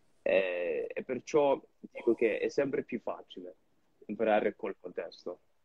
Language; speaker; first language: Italian; non-native, fluent; English